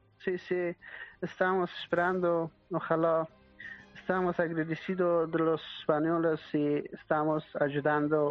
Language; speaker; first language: Spanish; non-native, learner; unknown